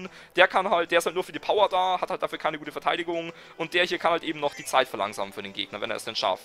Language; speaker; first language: German; native; German